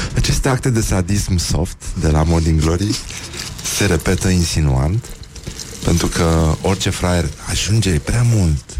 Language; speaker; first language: Romanian; native; Romanian